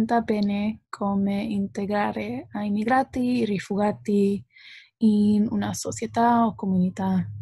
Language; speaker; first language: Italian; non-native, learner; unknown